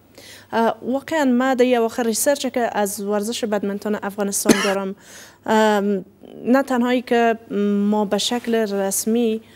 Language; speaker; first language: Persian; native; Persian